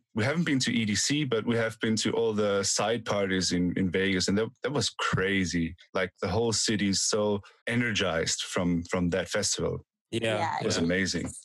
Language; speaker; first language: English; non-native, fluent; German